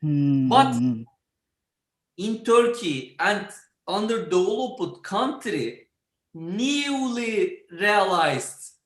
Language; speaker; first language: English; non-native, learner; Turkish